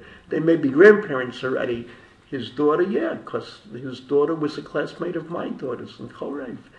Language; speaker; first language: English; native; English